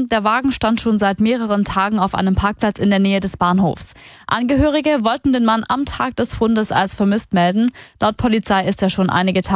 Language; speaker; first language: German; native; German